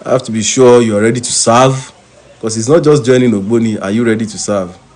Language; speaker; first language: English; non-native, local second language; Yoruba